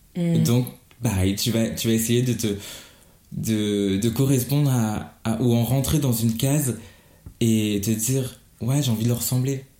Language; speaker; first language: French; native; French